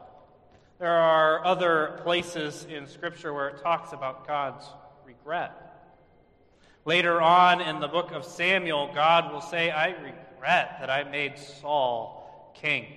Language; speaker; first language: English; native; English